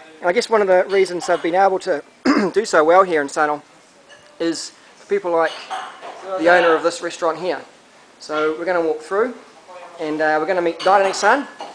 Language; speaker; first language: English; native; English